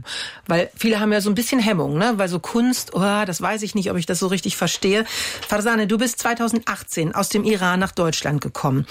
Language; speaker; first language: German; native; German